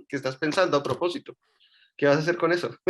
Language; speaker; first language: Spanish; native; Spanish